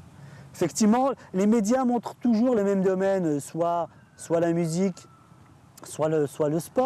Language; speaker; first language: French; native; French